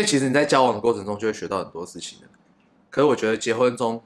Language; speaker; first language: Chinese; native; Chinese